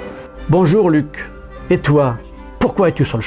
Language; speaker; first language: French; native; French